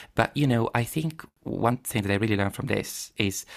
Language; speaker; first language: English; non-native, fluent; Italian